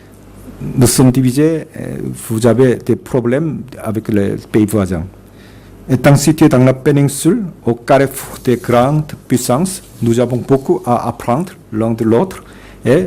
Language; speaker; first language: French; non-native, fluent; Korean